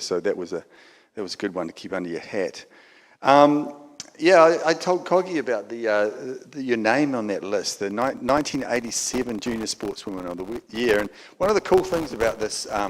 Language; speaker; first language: English; native; English